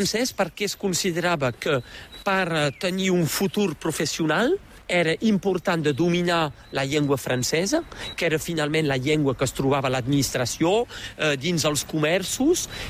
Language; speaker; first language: Catalan; native; Catalan